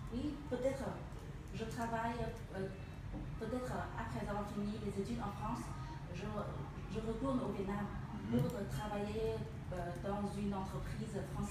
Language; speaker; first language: French; non-native, learner; Vietnamese